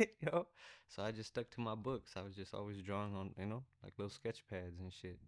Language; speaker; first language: English; early bilingual, other home language; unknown